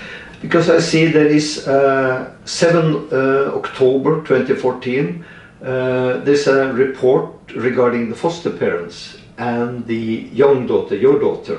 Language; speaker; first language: English; non-native, fluent; Norwegian